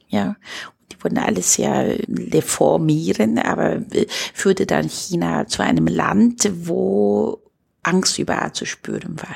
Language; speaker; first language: German; non-native, fluent; Chinese